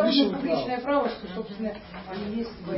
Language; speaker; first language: Russian; native; Russian